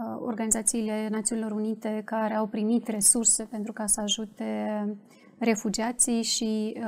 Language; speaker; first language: Romanian; native; Romanian